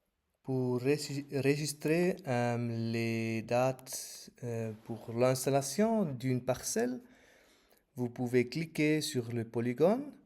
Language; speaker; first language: French; non-native, fluent; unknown